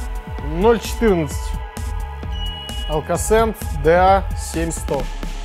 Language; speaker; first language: Russian; native; Russian